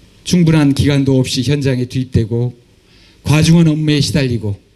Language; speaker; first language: Korean; native; Korean